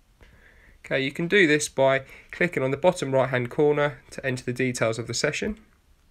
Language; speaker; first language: English; native; English